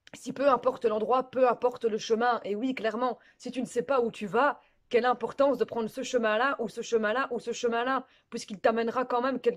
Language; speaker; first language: French; native; French